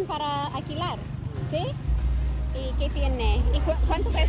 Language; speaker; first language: Spanish; non-native, learner; English